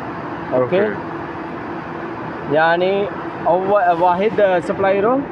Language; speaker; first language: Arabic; non-native, learner; Hindi